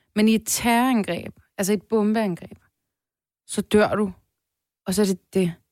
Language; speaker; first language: Danish; early bilingual, other home language; Turkish